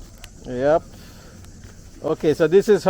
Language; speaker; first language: English; non-native, learner; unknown